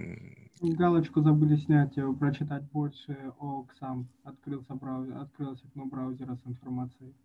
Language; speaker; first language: Russian; native; Russian